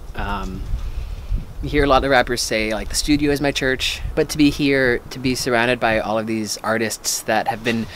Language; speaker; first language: English; native; English